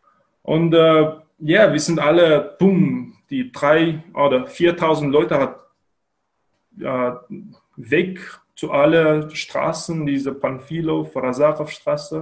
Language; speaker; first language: German; non-native, learner; Kyrgyz